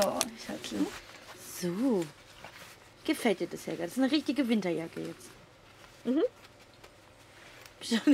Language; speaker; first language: German; native; German